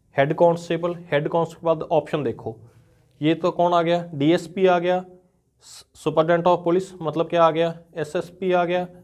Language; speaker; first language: Hindi; non-native, local second language; Punjabi